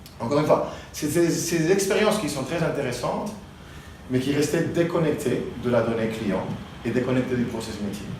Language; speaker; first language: French; non-native, fluent; Spanish